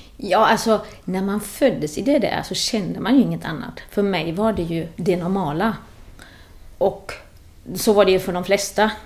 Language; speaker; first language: Swedish; non-native, fluent; German